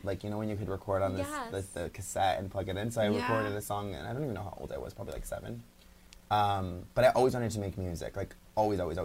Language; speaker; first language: English; early bilingual, other home language; Spanish